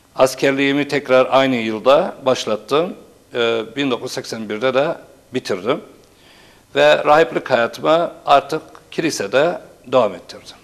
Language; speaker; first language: Turkish; non-native, local second language; Turoyo